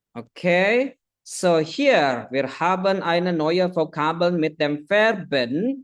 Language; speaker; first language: German; non-native, fluent; Indonesian